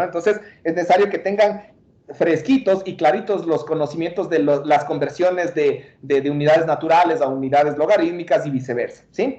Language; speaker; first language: Spanish; native; Spanish